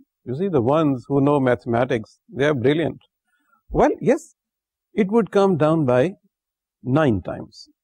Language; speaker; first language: English; non-native, local second language; Urdu